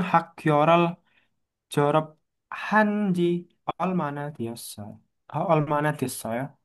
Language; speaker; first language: Korean; non-native, learner; Indonesian